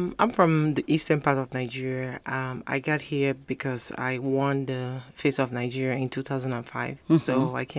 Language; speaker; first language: English; non-native, local second language; Igbo